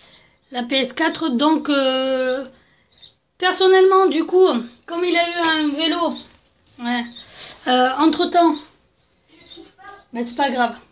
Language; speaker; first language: French; native; French